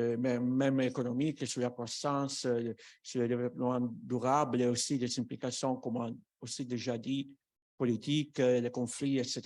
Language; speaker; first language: French; non-native, fluent; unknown